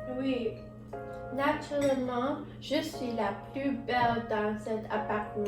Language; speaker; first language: French; non-native, learner; English